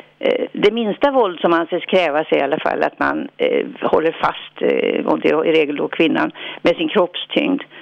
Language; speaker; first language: Swedish; native; Swedish